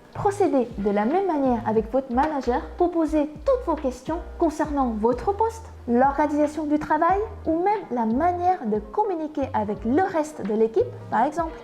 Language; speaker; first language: French; non-native, fluent; Vietnamese